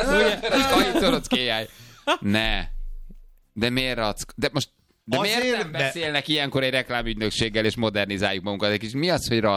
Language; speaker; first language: Hungarian; native; Hungarian